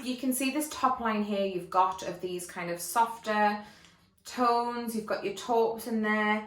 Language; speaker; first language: English; native; English